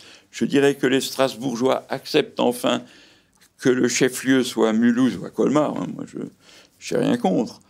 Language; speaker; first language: French; native; French